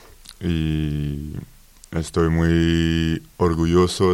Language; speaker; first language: Spanish; non-native, fluent; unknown